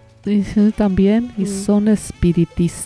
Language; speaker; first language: Spanish; native; Spanish